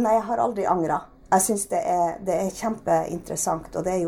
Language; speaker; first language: Norwegian; native; Norwegian